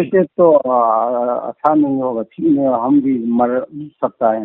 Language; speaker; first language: Hindi; non-native, local second language; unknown